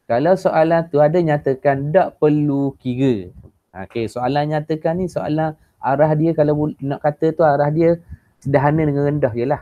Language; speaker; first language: Malay; native; Malay